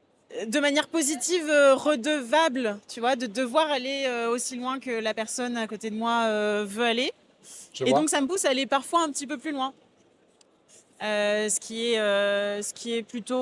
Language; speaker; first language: French; native; French